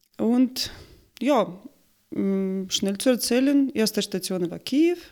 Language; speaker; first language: German; non-native, fluent; Russian